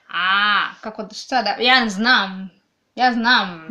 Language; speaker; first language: Serbian; non-native, learner; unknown